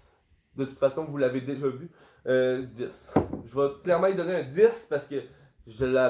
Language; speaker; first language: French; native; French